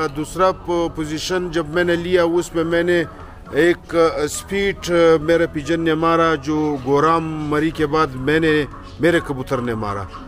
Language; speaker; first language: Urdu; non-native, local second language; Pashto